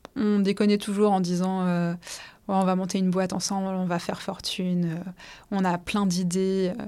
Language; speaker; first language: French; native; French